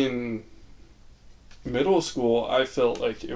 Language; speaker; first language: English; native; English